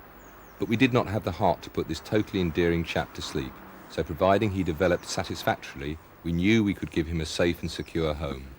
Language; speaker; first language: English; native; English